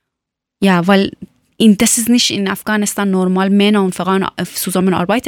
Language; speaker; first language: German; non-native, learner; Persian